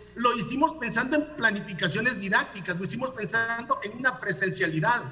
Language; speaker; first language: Spanish; native; Spanish